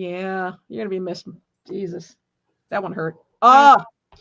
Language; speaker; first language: English; native; English